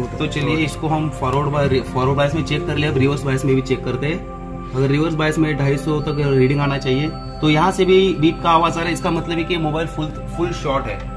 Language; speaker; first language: Hindi; native; Hindi